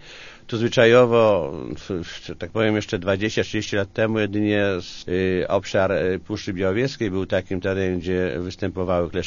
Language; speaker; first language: Polish; native; Polish